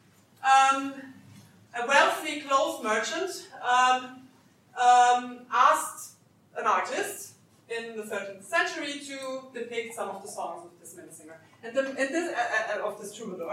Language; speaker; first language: English; non-native, fluent; German